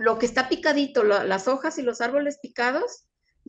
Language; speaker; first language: Spanish; native; Spanish